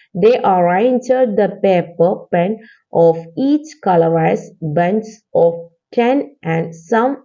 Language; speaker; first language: English; non-native, local second language; Malayalam